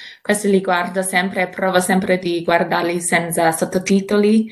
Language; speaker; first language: Italian; non-native, fluent; English